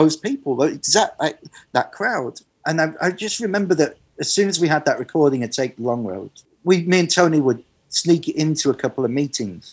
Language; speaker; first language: English; native; English